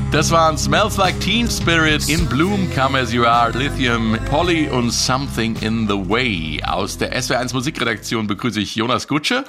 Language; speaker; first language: German; native; German